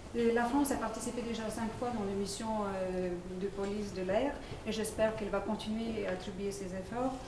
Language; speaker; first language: French; non-native, fluent; Lithuanian